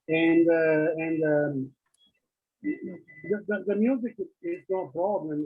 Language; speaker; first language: English; non-native, learner; Italian